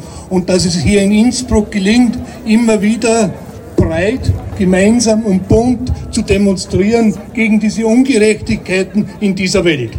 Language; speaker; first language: German; native; German